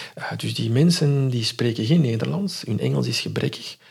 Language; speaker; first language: Dutch; non-native, fluent; Arabic